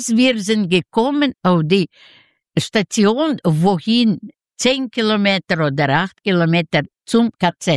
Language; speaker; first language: German; non-native, learner; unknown